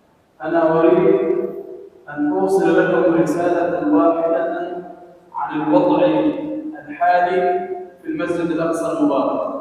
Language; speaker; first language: Arabic; native; Arabic